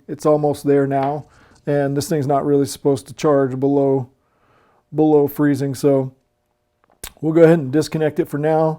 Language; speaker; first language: English; native; English